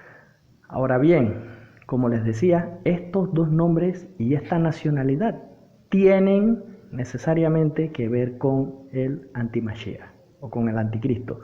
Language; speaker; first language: Spanish; native; Spanish